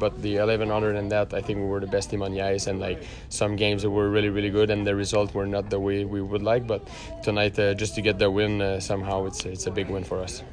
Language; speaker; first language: English; non-native, fluent; French